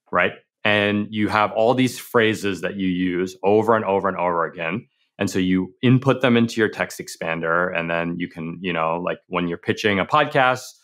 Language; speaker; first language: English; native; English